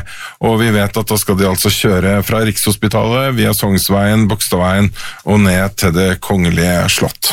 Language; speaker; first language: Norwegian; native; Norwegian